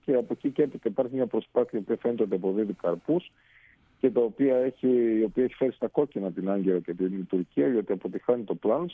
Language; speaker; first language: Greek; native; Greek